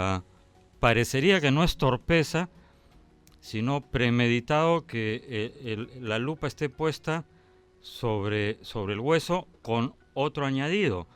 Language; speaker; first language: Spanish; native; Spanish